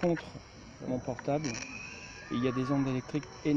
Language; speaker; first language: French; native; French